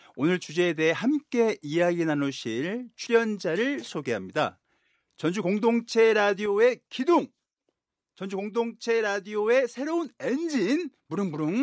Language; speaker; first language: Korean; native; Korean